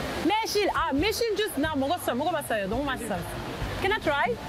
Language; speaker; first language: Korean; non-native, learner; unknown